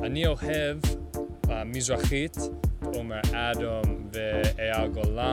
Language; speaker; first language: Hebrew; non-native, learner; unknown